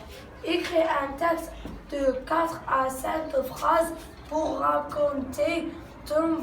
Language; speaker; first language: French; non-native, learner; Arabic